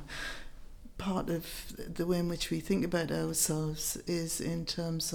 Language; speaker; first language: English; native; English